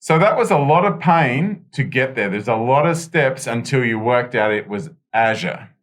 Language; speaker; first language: English; native; English